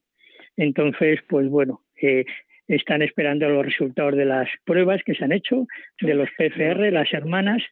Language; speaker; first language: Spanish; native; Spanish